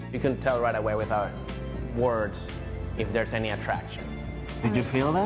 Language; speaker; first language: English; non-native, fluent; Spanish